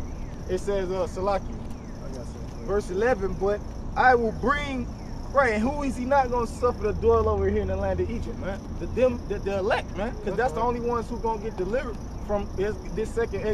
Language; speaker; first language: English; native; English